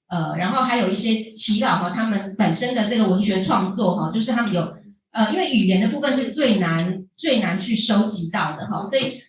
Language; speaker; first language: Chinese; native; Chinese